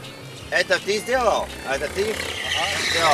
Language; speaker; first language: Russian; non-native, local second language; Latvian